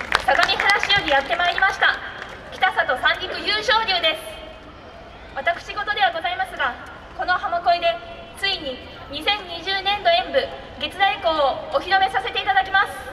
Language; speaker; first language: Japanese; native; Japanese